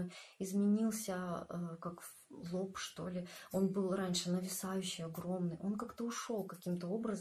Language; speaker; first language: Russian; native; Russian